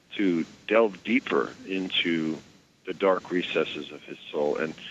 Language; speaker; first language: English; native; English